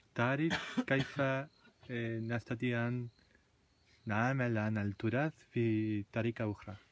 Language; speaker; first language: Arabic; non-native, learner; Spanish